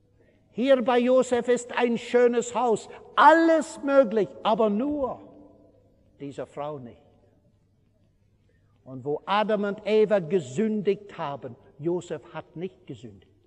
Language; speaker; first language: German; non-native, fluent; English